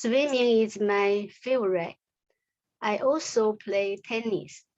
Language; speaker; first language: English; non-native, learner; Chinese